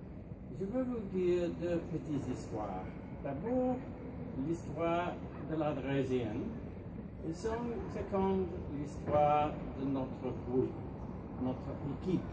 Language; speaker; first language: French; non-native, learner; English